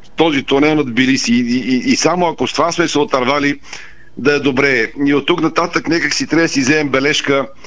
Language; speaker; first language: Bulgarian; native; Bulgarian